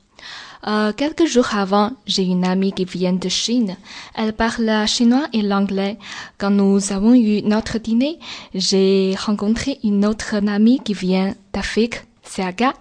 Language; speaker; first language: French; non-native, learner; Chinese